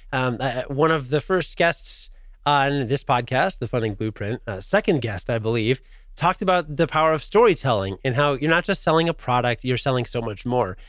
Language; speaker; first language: English; native; English